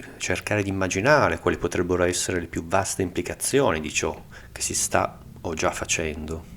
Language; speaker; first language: Italian; native; Italian